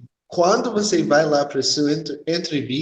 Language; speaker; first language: Portuguese; non-native, fluent; English